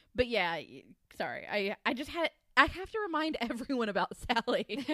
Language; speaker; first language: English; native; English